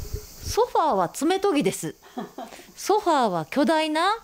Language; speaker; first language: Japanese; native; Japanese